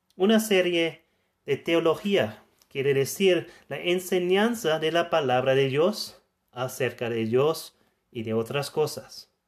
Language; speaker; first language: Spanish; non-native, fluent; German